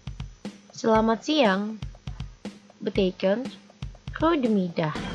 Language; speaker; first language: Dutch; non-native, fluent; Indonesian